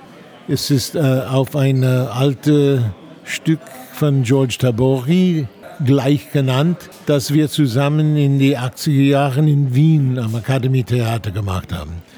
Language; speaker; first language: German; non-native, fluent; English